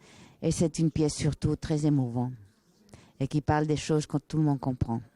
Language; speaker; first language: French; non-native, fluent; Spanish